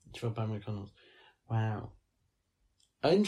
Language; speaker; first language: German; non-native, learner; English